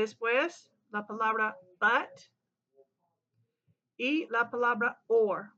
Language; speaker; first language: Spanish; non-native, learner; English